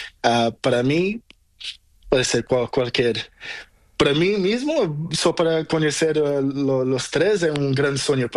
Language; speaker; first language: Spanish; non-native, learner; Portuguese